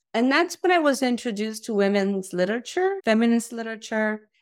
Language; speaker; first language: English; early bilingual, other home language; Korean